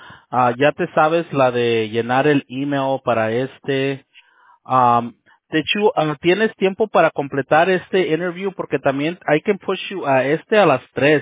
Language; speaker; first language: Spanish; early bilingual, heritage; Spanish